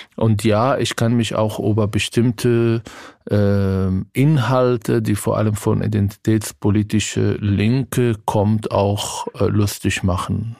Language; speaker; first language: German; non-native, fluent; Arabic